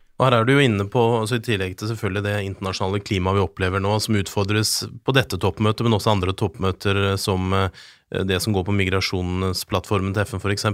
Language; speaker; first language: Norwegian; native; Norwegian